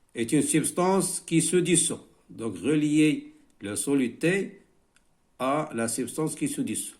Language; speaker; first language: French; non-native, local second language; Arabic